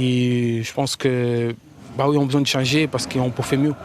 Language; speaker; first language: French; non-native, fluent; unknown